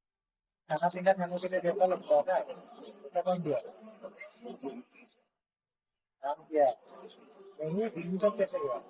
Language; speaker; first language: Hindi; non-native, local second language; Bangla